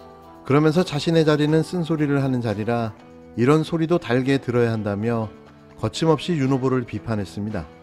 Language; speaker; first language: Korean; native; Korean